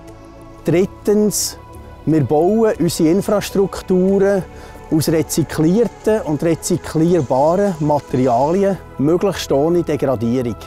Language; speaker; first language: German; native; German